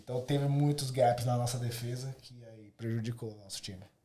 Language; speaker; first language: Portuguese; native; Portuguese